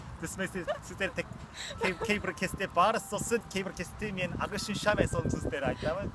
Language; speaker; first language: Kazakh; non-native, learner; Korean